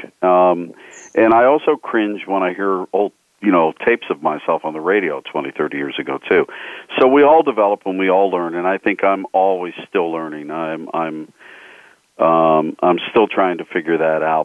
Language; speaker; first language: English; native; English